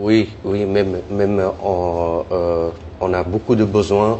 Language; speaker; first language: French; non-native, fluent; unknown